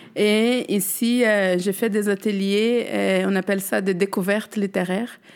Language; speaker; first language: French; non-native, fluent; Portuguese